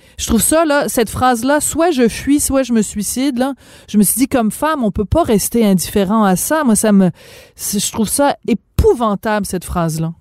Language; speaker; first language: French; native; French